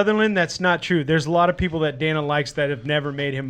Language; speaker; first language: English; native; English